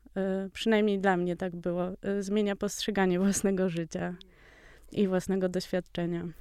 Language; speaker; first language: Polish; native; Polish